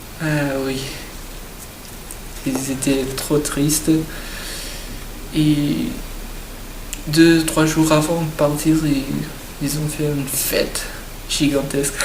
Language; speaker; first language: French; non-native, learner; Portuguese